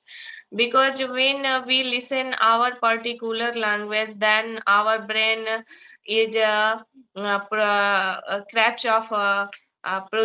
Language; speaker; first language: English; non-native, learner; Hindi